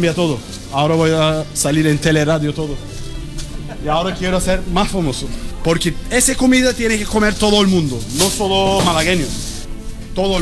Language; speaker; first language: Spanish; non-native, learner; Turkish